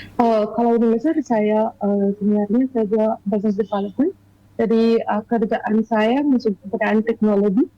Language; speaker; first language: Indonesian; non-native, fluent; Arabic